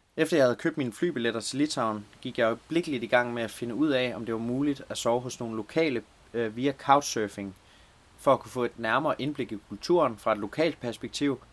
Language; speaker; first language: Danish; native; Danish